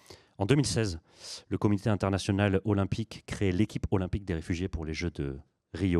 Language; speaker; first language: French; native; French